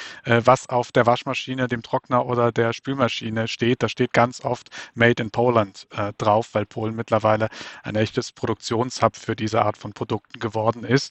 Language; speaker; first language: German; native; German